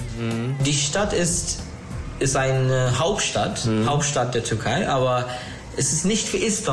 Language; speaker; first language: German; non-native, learner; Turkish